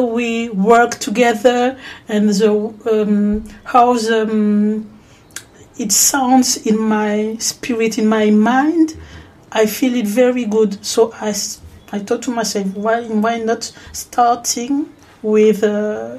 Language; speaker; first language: English; non-native, learner; French